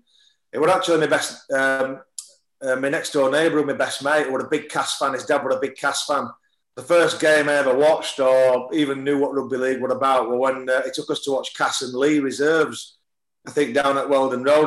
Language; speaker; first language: English; native; English